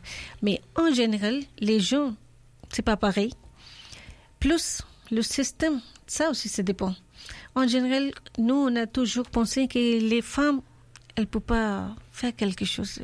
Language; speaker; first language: French; non-native, learner; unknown